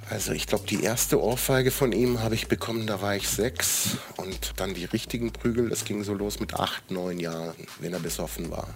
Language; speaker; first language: German; early bilingual, other home language; Croatian